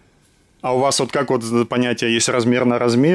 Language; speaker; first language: Russian; native; Russian